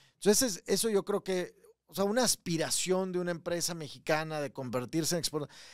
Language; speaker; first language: Spanish; native; Spanish